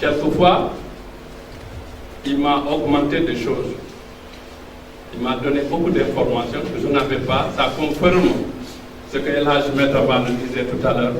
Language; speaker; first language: French; non-native, local second language; Fula